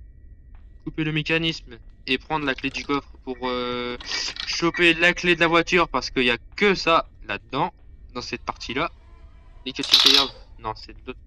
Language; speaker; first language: French; native; French